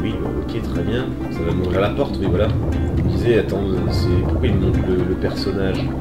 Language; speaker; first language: French; native; French